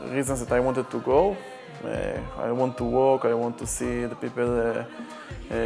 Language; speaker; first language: English; non-native, learner; Hebrew